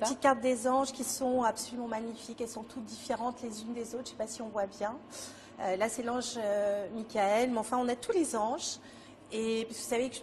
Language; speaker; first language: French; native; French